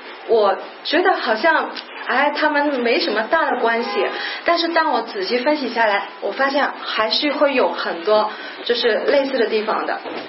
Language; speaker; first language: Chinese; non-native, local second language; Cantonese